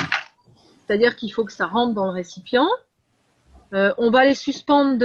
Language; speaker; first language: French; native; French